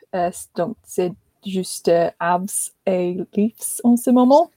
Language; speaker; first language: French; non-native, learner; English